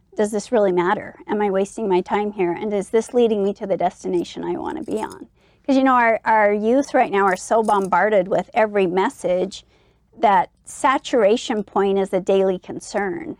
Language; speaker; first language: English; native; English